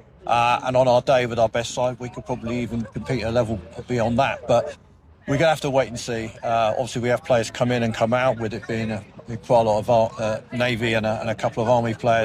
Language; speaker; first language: English; native; English